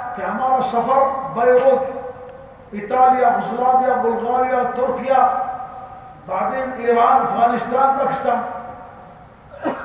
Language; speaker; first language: Urdu; non-native, learner; Arabic